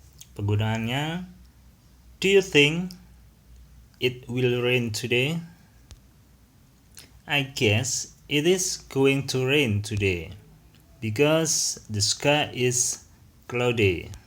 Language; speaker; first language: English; non-native, fluent; Indonesian